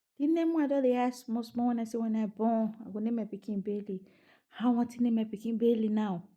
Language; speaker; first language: Nigerian Pidgin; native; Nigerian Pidgin